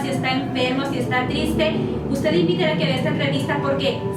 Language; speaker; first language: Spanish; native; Spanish